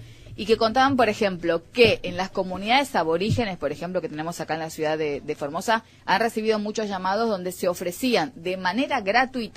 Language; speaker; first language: Spanish; native; Spanish